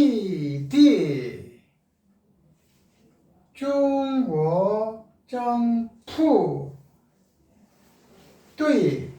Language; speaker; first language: Chinese; non-native, learner; Korean